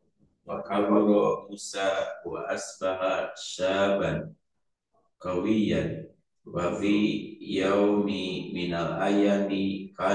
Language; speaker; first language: Arabic; non-native, learner; Indonesian